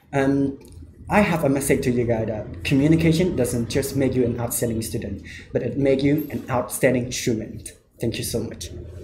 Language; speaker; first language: English; non-native, learner; Khmer